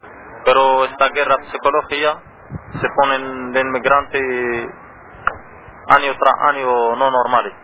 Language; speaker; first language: Spanish; non-native, learner; Arabic